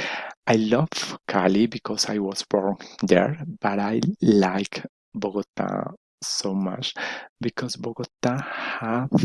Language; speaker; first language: English; non-native, learner; Spanish